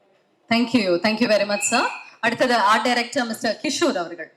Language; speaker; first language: Tamil; native; Tamil